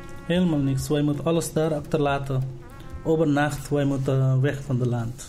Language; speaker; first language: Dutch; non-native, learner; Nepali